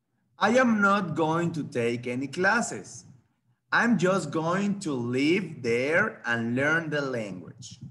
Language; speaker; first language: English; non-native, fluent; Spanish